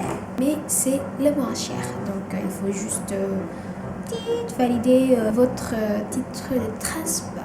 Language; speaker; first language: French; non-native, fluent; Indonesian